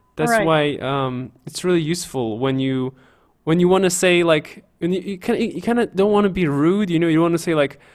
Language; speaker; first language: English; non-native, fluent; Russian